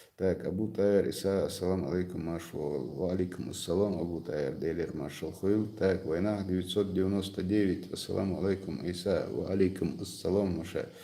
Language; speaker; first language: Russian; non-native, local second language; Chechen